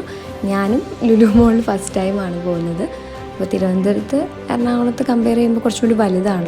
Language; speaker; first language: Malayalam; native; Malayalam